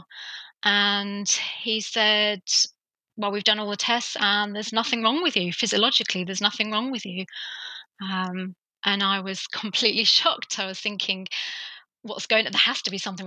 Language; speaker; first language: English; native; English